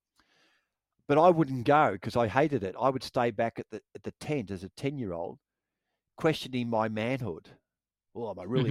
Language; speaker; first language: English; native; English